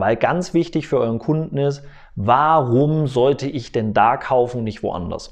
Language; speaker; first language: German; native; German